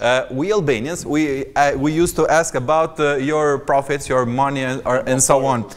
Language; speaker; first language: English; non-native, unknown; Albanian